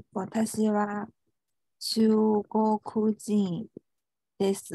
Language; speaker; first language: Japanese; non-native, fluent; Chinese